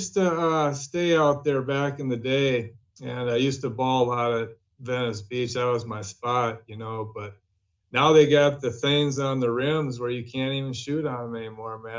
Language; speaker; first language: English; native; English